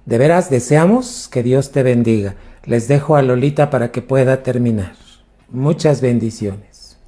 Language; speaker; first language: Spanish; native; Spanish